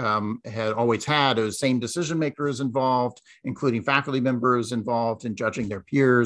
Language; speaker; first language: English; native; English